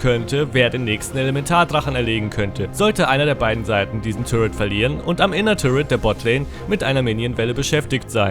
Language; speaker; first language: German; native; German